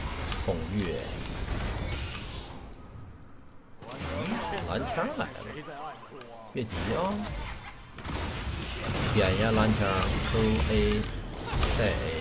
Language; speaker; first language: Chinese; native; Chinese